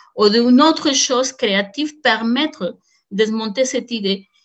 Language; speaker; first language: French; non-native, fluent; Spanish